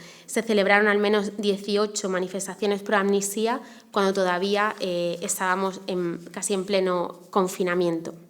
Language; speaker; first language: Spanish; native; Spanish